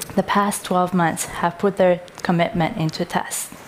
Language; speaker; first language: English; non-native, fluent; Persian